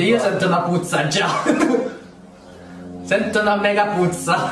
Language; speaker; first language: Italian; early bilingual, other home language; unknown